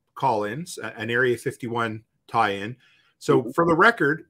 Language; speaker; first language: English; native; English